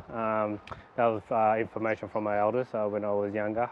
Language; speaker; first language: English; native; English